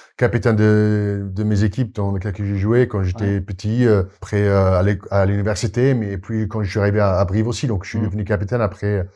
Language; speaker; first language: French; non-native, fluent; Afrikaans